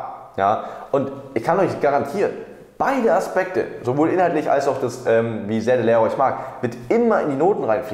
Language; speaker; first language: German; native; German